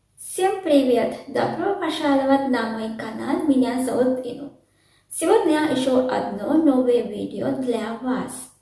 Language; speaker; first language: Russian; non-native, learner; Sinhala